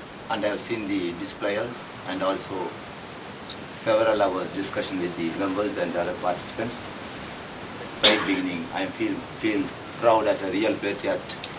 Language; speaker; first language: English; non-native, local second language; Tamil